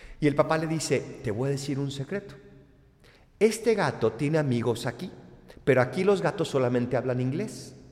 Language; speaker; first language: Spanish; native; Spanish